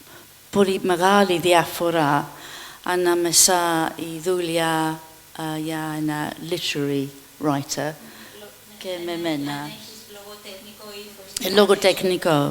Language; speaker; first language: Greek; non-native, fluent; English